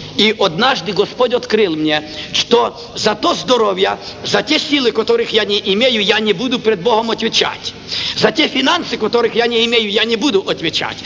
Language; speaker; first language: Russian; non-native, local second language; Ukrainian